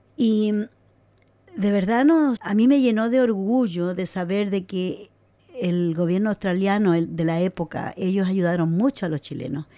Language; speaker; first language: Spanish; native; Spanish